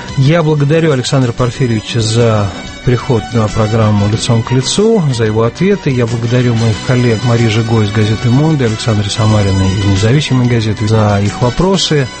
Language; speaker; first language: Russian; native; Russian